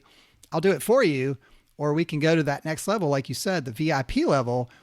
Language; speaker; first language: English; native; English